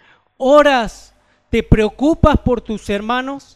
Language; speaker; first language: Spanish; native; Spanish